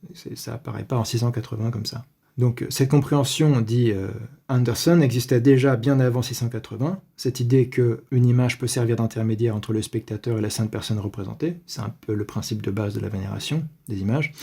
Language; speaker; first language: French; native; French